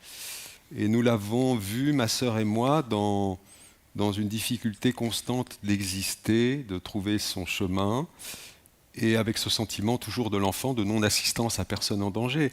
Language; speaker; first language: French; native; French